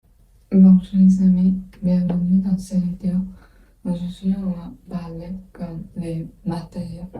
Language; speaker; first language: French; non-native, learner; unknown